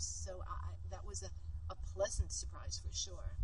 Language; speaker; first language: English; native; English